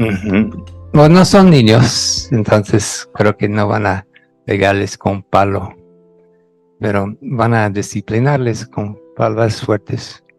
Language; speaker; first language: Spanish; non-native, fluent; English